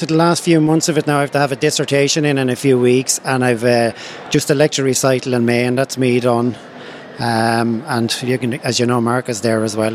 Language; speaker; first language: English; native; English